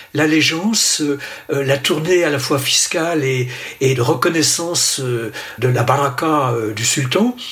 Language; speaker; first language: French; native; French